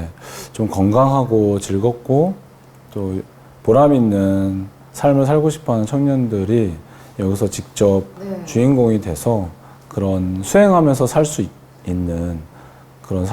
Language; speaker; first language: Korean; native; Korean